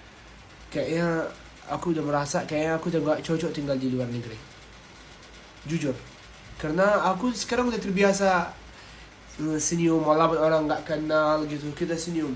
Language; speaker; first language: Indonesian; non-native, fluent; Arabic